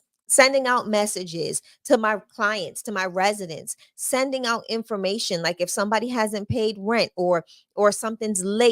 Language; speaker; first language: English; native; English